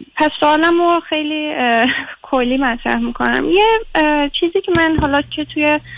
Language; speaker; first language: Persian; early bilingual, heritage; Persian